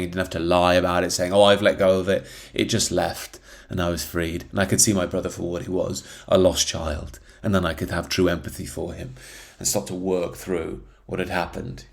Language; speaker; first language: English; native; English